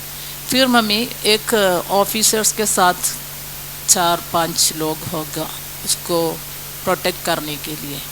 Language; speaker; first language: Hindi; non-native, local second language; Malayalam